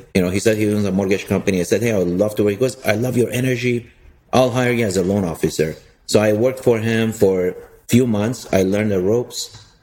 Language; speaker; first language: English; early bilingual, other home language; Persian